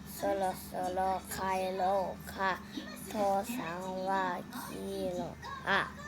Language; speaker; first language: Japanese; non-native, learner; Thai